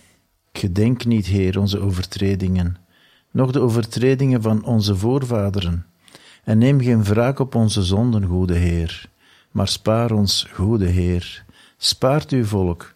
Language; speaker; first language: Dutch; native; Dutch